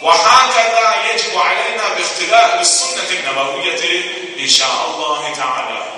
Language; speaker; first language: Arabic; non-native, learner; Persian